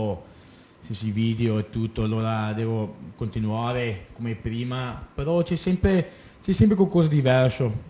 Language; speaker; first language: Italian; non-native, fluent; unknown